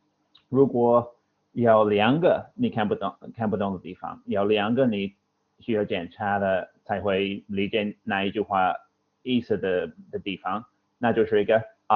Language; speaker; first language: Chinese; non-native, fluent; English